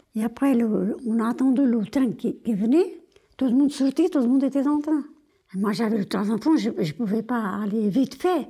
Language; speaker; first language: French; non-native, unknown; Portuguese